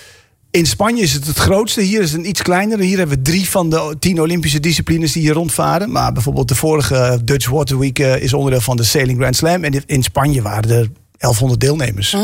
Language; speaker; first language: Dutch; native; Dutch